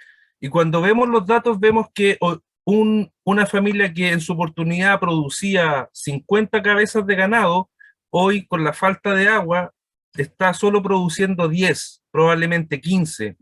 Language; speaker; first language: Spanish; native; Spanish